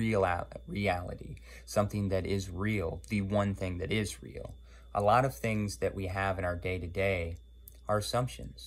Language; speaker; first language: English; native; English